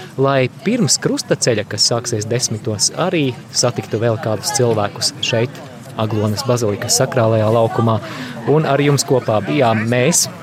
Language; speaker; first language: Latvian; native; Latvian